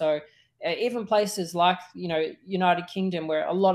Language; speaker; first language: English; native; English